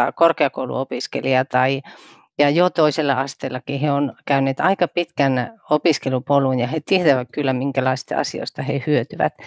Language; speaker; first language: Finnish; native; Finnish